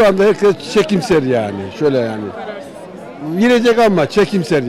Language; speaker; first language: Turkish; native; Turkish